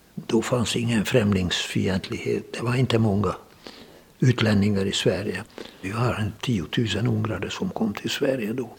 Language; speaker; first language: Swedish; non-native, fluent; Hungarian